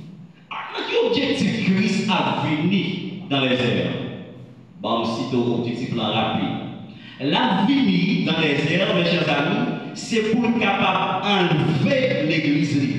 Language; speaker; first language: French; non-native, local second language; Haitian Creole